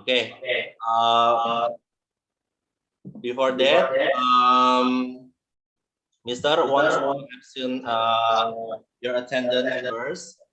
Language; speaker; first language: English; non-native, learner; Indonesian